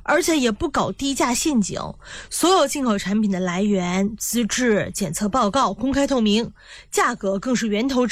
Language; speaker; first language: Chinese; native; Chinese